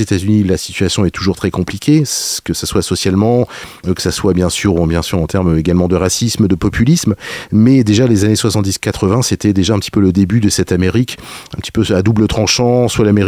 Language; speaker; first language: French; native; French